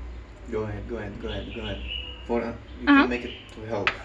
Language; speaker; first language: English; non-native, learner; Turkish